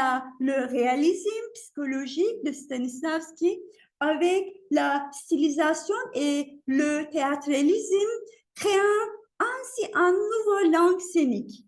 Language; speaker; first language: French; non-native, fluent; Turkish